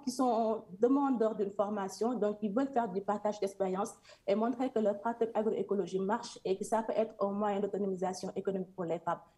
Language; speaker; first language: French; non-native, local second language; Serer